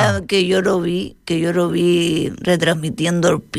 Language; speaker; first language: Spanish; native; Spanish